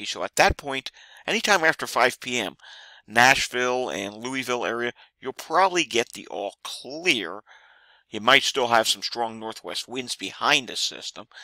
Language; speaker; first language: English; native; English